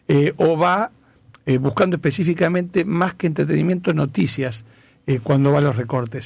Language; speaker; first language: Spanish; native; Spanish